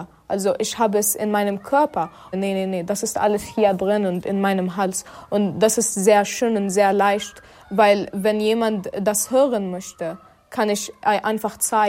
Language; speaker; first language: German; non-native, fluent; Arabic